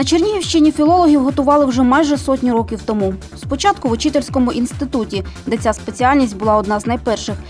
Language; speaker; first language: Ukrainian; native; Ukrainian